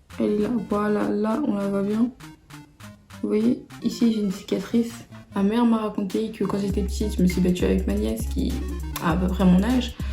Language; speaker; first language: French; early bilingual, other home language; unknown